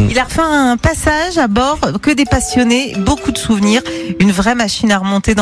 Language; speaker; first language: French; native; French